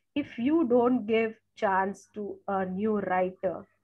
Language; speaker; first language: English; non-native, local second language; Gujarati